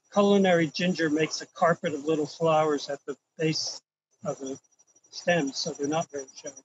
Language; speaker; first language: English; native; English